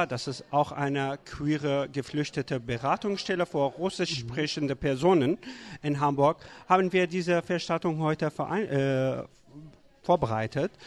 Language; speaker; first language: German; non-native, learner; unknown